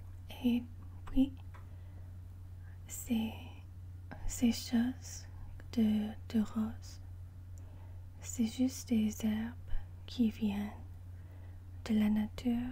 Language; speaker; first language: French; non-native, learner; English